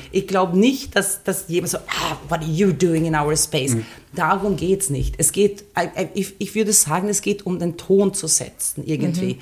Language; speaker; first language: German; non-native, fluent; Finnish